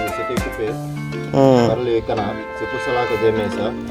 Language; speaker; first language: French; non-native, local second language; Wolof